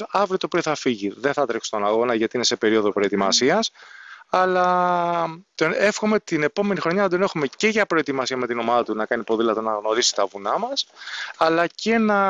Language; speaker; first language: Greek; native; Greek